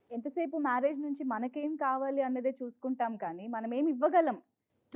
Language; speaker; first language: Telugu; native; Telugu